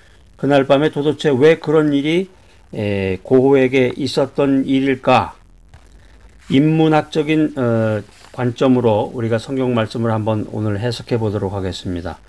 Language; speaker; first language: Korean; native; Korean